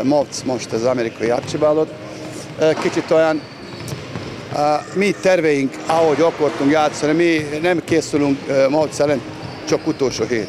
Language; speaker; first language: Hungarian; non-native, learner; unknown